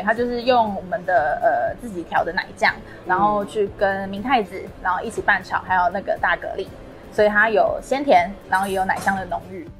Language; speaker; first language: Chinese; native; Chinese